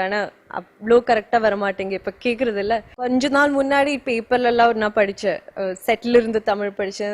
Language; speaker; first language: Tamil; non-native, learner; Malayalam